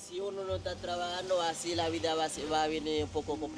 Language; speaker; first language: Spanish; non-native, fluent; Haitian Creole